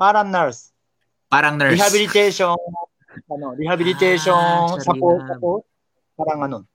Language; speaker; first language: Filipino; non-native, learner; Japanese